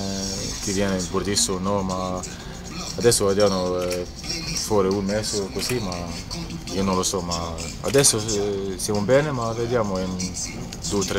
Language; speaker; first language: Italian; non-native, learner; Norwegian